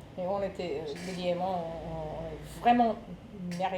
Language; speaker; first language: French; non-native, learner; English